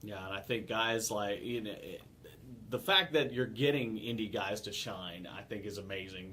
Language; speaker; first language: English; native; English